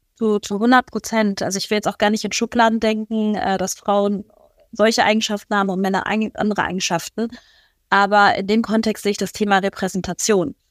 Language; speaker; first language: German; early bilingual, other home language; Persian